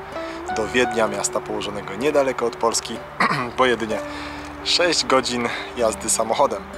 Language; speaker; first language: Polish; native; Polish